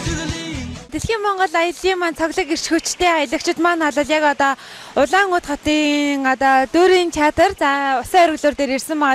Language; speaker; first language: Mongolian; native; Mongolian